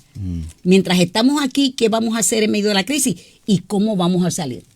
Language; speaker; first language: Spanish; native; Spanish